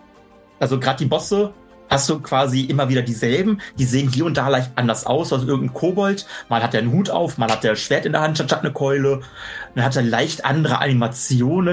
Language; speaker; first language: German; native; German